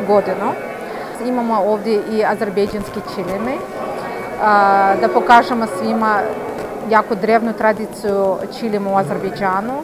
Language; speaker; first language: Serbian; non-native, fluent; Azerbaijani